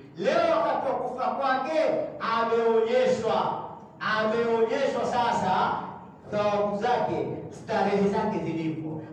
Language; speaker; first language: Swahili; native; Swahili